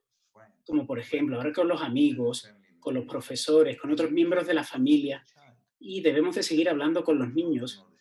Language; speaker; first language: Spanish; non-native, fluent; Turkish